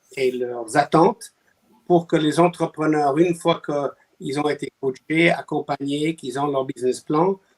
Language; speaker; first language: French; non-native, fluent; English